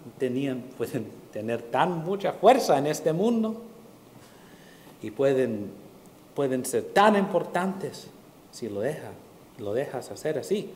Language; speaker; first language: Spanish; early bilingual, heritage; Spanish